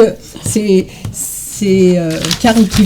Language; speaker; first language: French; native; French